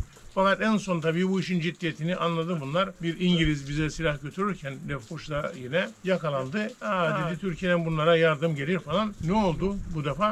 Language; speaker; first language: Turkish; native; Turkish